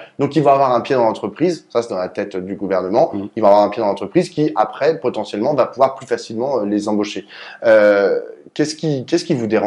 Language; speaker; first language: French; native; French